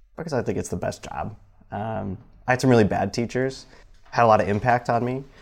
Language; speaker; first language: English; native; English